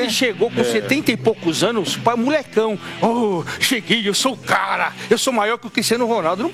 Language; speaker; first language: Portuguese; native; Portuguese